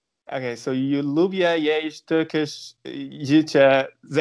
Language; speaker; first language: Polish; non-native, learner; Arabic